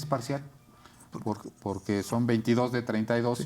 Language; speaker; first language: Spanish; native; Spanish